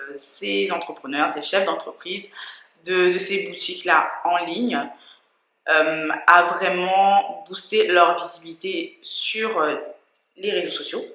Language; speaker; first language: French; native; French